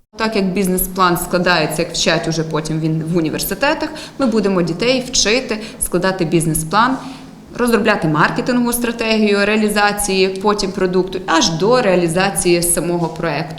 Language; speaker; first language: Ukrainian; native; Ukrainian